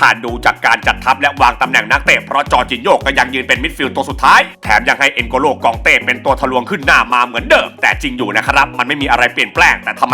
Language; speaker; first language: Thai; native; Thai